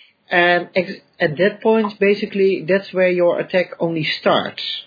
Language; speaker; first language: English; non-native, fluent; Dutch